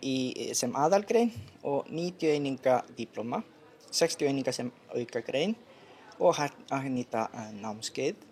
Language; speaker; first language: Icelandic; non-native, fluent; Italian